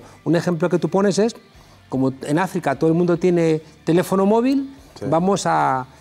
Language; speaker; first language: Spanish; native; Spanish